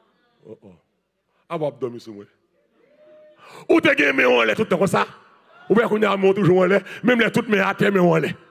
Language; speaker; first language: French; non-native, learner; Haitian Creole